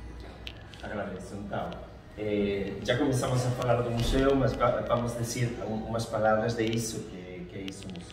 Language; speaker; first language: Portuguese; non-native, fluent; Spanish